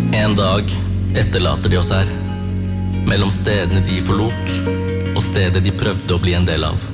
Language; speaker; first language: Norwegian; early bilingual, other home language; Tamil